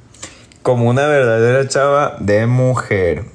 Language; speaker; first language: Spanish; early bilingual, heritage; English